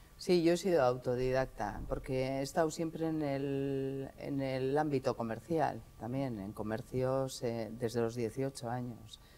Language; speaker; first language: Spanish; native; Spanish